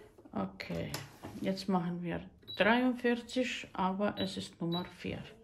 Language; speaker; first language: German; non-native, learner; Croatian